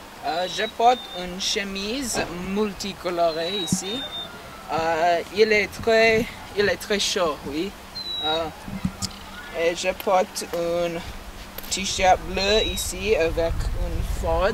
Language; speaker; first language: French; non-native, learner; English